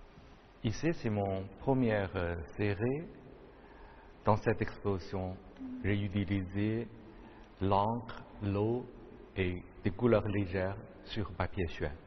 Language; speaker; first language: French; non-native, learner; Chinese